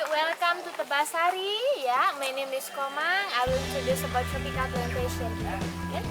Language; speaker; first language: English; non-native, learner; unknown